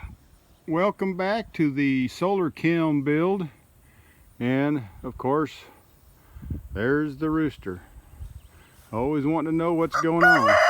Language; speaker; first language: English; native; English